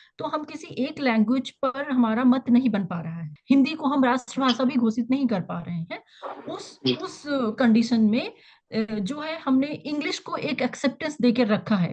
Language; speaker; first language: Hindi; native; Hindi